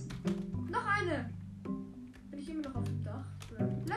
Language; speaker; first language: German; native; German